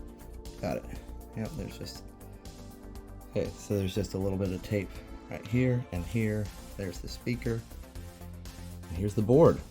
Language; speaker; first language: English; native; English